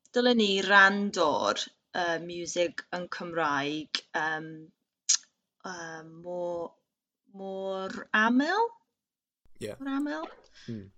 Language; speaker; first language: Welsh; non-native, local second language; English